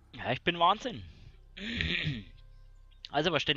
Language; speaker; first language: German; native; German